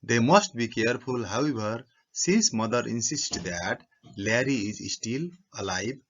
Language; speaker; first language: English; non-native, local second language; Nepali